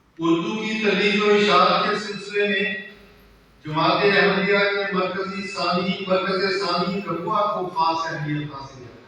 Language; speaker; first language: Urdu; non-native, local second language; Punjabi